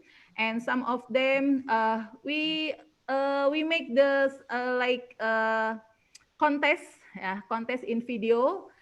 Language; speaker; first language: English; non-native, learner; Indonesian